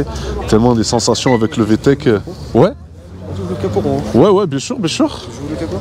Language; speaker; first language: French; native; French